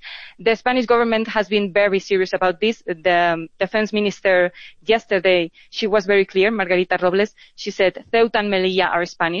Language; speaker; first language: English; non-native, fluent; Spanish